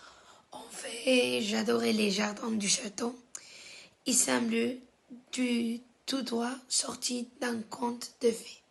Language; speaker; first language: French; non-native, fluent; Spanish